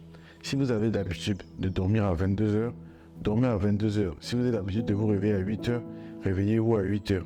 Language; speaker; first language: French; native; French